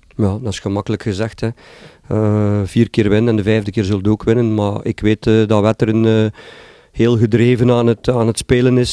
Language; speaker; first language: Dutch; native; Dutch